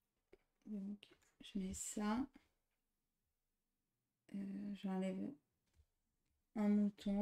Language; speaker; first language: French; native; French